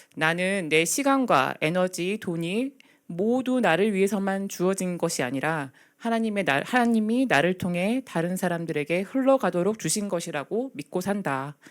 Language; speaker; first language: Korean; native; Korean